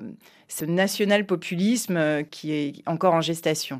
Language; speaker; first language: French; native; French